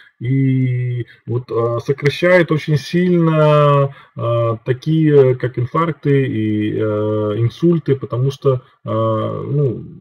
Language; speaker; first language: Russian; native; Russian